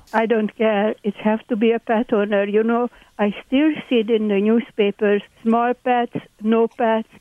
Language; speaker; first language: English; non-native, learner; Hungarian